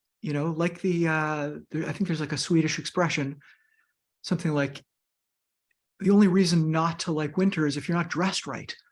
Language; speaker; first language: English; native; English